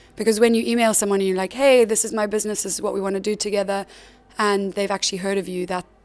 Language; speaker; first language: English; native; English